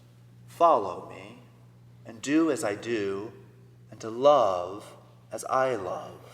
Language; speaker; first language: English; native; English